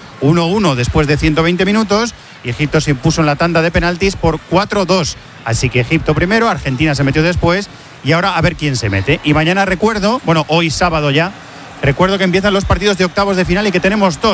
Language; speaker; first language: Spanish; native; Spanish